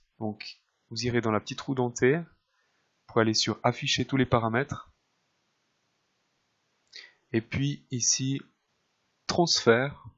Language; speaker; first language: French; native; French